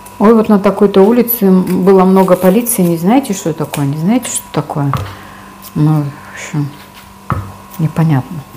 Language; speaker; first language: Russian; native; Russian